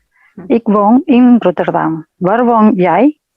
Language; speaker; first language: Dutch; non-native, learner; Spanish